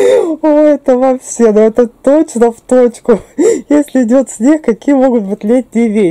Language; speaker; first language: Russian; native; Russian